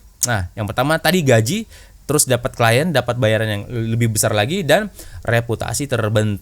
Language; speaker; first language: Indonesian; native; Indonesian